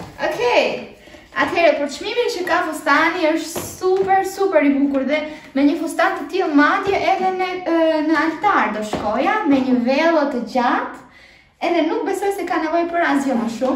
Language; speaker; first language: Albanian; early bilingual, heritage; Albanian